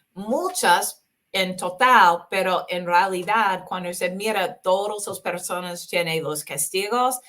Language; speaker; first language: Spanish; non-native, learner; English